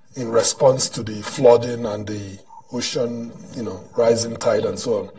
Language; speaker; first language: English; non-native, local second language; Igbo